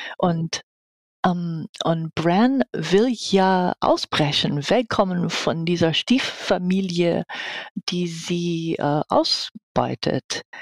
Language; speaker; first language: German; non-native, fluent; English